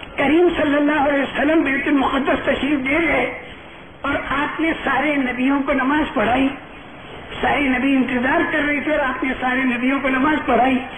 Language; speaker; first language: Urdu; non-native, local second language; Gujarati